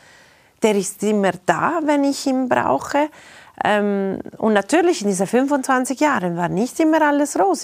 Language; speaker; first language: German; non-native, local second language; Italian